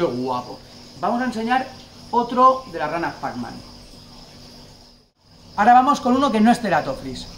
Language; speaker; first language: Spanish; native; Spanish